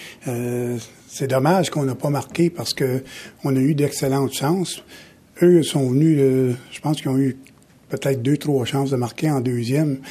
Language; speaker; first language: French; native; French